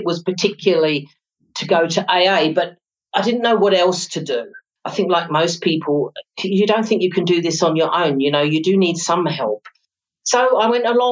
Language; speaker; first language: English; native; English